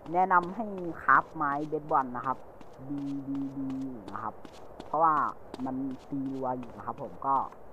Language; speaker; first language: Thai; native; Thai